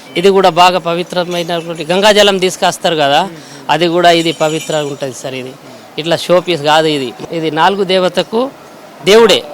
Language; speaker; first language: Telugu; non-native, local second language; Gondi